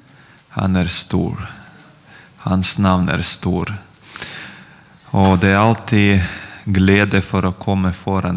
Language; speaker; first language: Norwegian; non-native, fluent; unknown